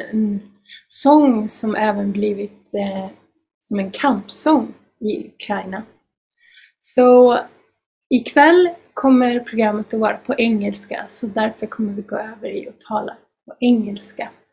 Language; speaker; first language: Swedish; native; Swedish